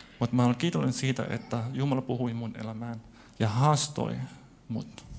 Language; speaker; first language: Finnish; non-native, fluent; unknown